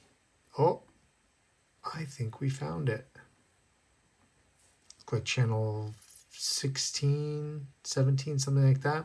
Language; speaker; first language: English; native; English